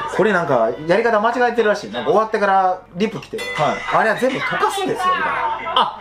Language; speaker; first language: Japanese; native; Japanese